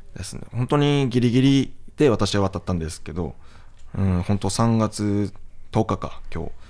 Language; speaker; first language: Japanese; native; Japanese